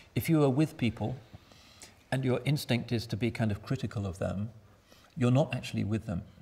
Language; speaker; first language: English; native; English